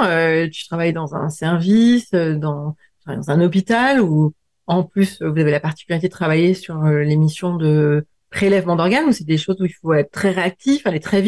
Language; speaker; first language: French; native; French